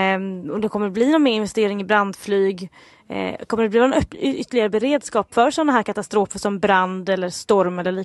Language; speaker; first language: Swedish; native; Swedish